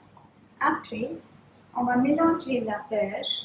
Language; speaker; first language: French; non-native, fluent; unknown